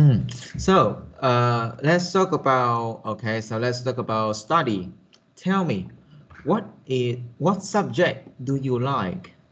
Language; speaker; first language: English; non-native, fluent; Vietnamese